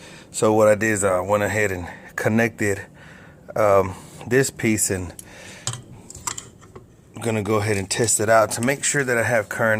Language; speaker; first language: English; native; English